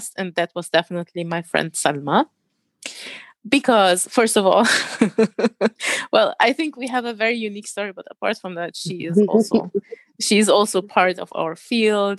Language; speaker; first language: English; non-native, fluent; German